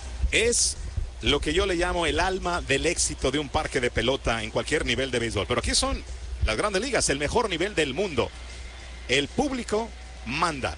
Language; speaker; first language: Spanish; native; Spanish